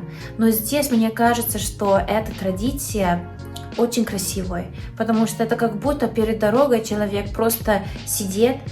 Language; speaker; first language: Russian; non-native, learner; English